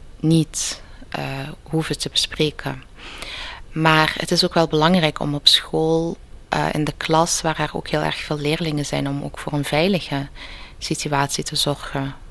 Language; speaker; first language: Dutch; early bilingual, other home language; Riffian